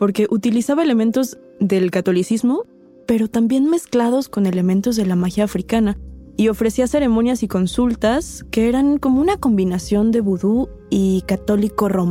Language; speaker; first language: Spanish; native; Spanish